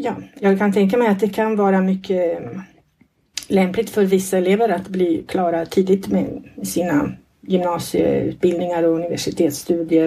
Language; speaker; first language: Swedish; non-native, fluent; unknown